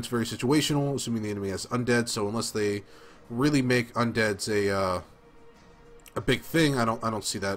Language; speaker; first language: English; native; English